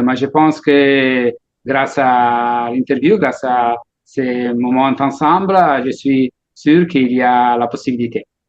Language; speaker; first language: French; non-native, learner; Italian